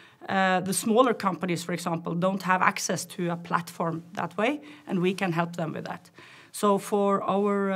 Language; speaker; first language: English; non-native, fluent; Norwegian